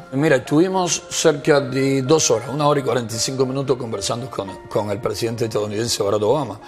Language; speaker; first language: Spanish; native; Spanish